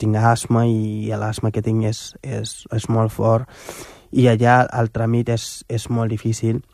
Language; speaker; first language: Catalan; non-native, fluent; Wolof